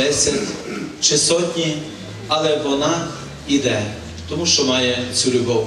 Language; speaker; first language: Ukrainian; native; Ukrainian